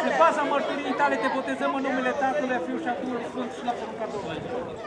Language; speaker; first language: Romanian; native; Romanian